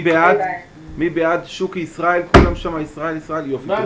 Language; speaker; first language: Hebrew; native; Hebrew